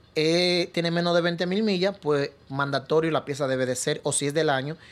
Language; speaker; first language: Spanish; native; Spanish